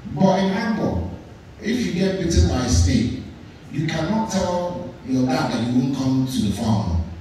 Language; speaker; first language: English; native; English